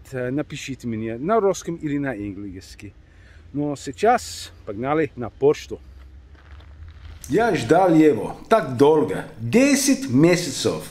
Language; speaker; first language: Russian; non-native, learner; English